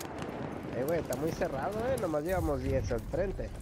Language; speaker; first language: Spanish; native; Spanish